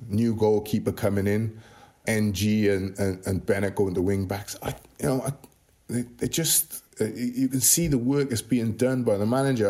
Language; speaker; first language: English; native; English